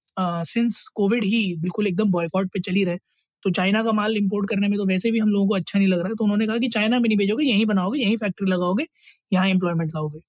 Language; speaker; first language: Hindi; native; Hindi